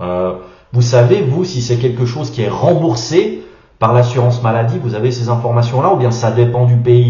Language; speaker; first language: French; native; French